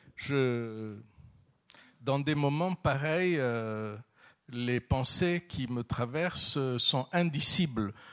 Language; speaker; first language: French; early bilingual, other home language; Turkish